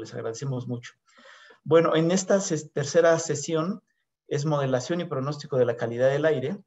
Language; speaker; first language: Spanish; native; Spanish